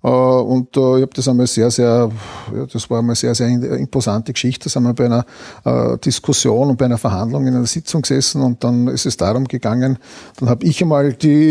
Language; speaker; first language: German; native; German